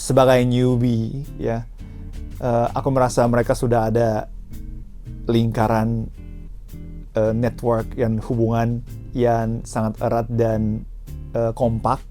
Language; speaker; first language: Indonesian; non-native, fluent; Japanese